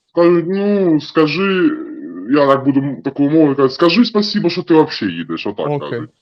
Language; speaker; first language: Ukrainian; non-native, local second language; Russian